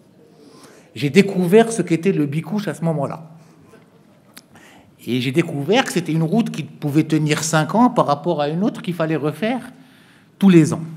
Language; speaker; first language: French; non-native, local second language; Arabic